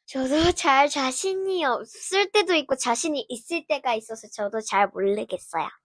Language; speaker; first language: Korean; early bilingual, heritage; Korean